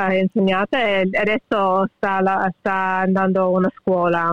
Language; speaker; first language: Italian; early bilingual, heritage; English